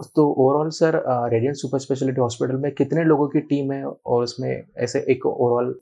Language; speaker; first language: Hindi; non-native, local second language; Marathi